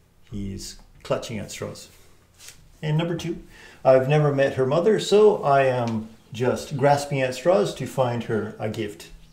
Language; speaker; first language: English; native; English